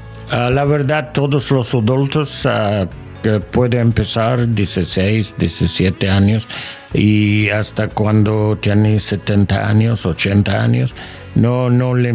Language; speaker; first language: Spanish; non-native, learner; English